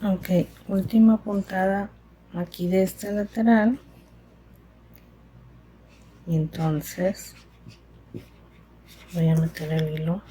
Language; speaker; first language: Spanish; native; Spanish